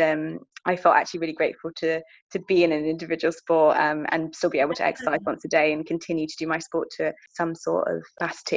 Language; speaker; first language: English; native; English